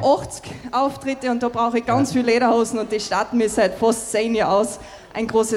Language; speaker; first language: German; native; German